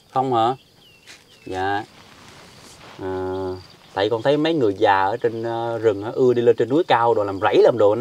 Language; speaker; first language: Vietnamese; native; Vietnamese